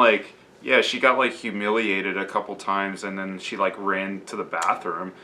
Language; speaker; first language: English; native; English